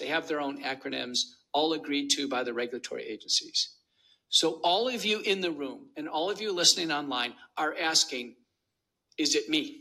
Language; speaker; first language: English; native; English